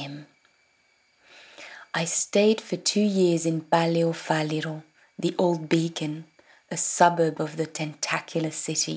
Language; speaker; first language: English; non-native, fluent; French